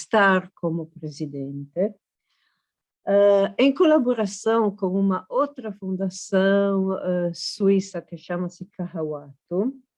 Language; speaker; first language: Portuguese; non-native, fluent; Italian